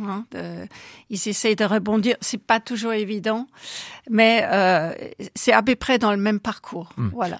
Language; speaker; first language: French; non-native, fluent; German